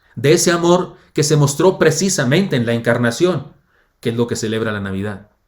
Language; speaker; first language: Spanish; native; Spanish